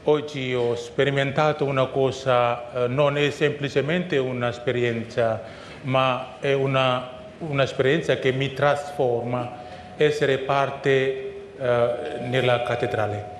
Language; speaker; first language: Italian; non-native, learner; Indonesian